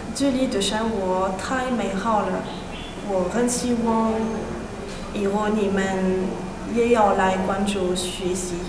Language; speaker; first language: Chinese; non-native, learner; French